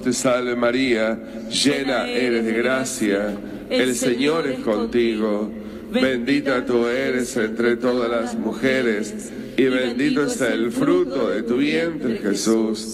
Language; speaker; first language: Spanish; native; Spanish